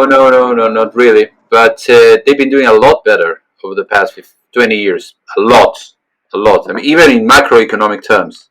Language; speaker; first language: English; non-native, fluent; Spanish